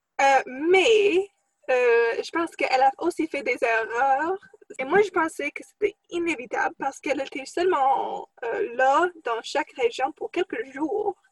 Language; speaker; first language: French; non-native, fluent; English